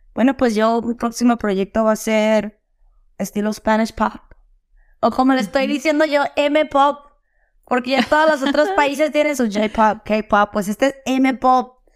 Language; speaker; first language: Spanish; early bilingual, heritage; Spanish